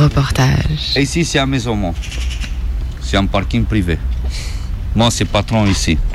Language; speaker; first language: French; non-native, learner; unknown